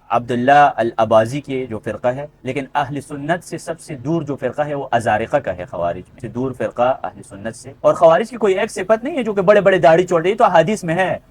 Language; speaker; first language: Urdu; non-native, local second language; Pashto